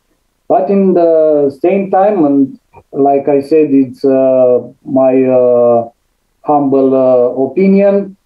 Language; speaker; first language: English; non-native, fluent; Romanian